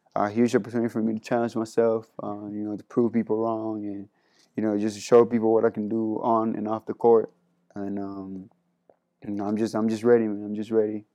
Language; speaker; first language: English; non-native, fluent; Spanish